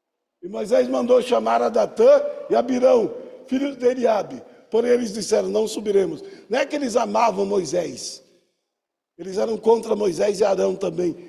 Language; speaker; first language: Portuguese; native; Portuguese